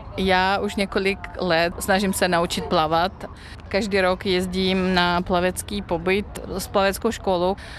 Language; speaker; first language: Czech; non-native, fluent; Russian